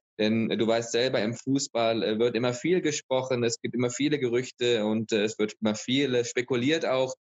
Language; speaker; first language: German; native; German